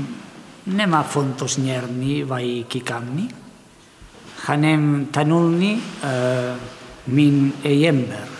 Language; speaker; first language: Hungarian; non-native, learner; Spanish